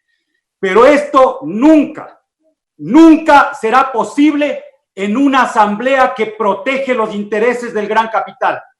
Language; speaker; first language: Spanish; native; Spanish